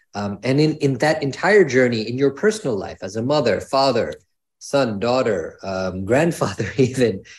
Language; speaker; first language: English; native; English